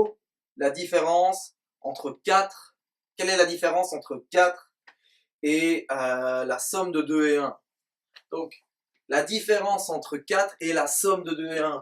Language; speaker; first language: French; native; French